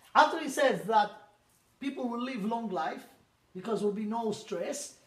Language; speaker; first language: English; non-native, fluent; Hebrew